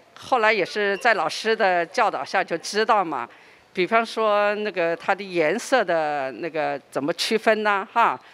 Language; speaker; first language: Chinese; native; Chinese